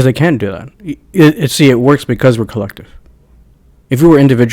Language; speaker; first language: English; native; English